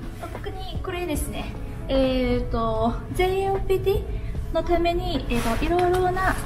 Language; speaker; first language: Japanese; non-native, learner; Vietnamese